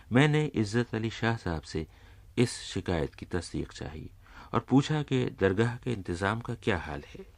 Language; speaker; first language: Urdu; native; Urdu